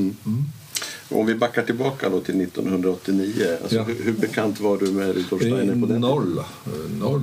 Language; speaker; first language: Swedish; native; Swedish